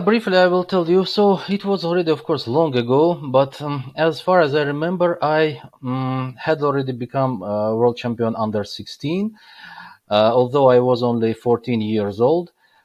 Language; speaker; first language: English; non-native, fluent; Azerbaijani